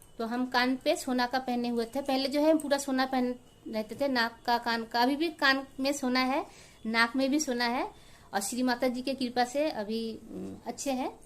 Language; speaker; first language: Hindi; non-native, local second language; Bangla